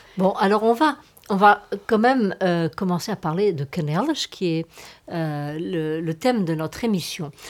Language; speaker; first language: French; native; French